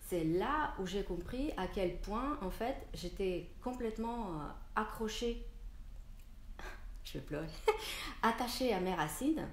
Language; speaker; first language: French; non-native, fluent; Russian